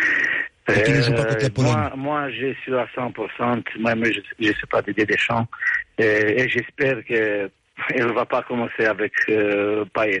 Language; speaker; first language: French; non-native, fluent; Romanian